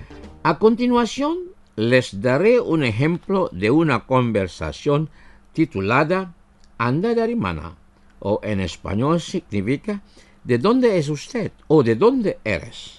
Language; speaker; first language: Spanish; non-native, fluent; Indonesian